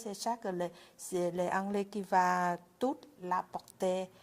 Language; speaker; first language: French; non-native, learner; Vietnamese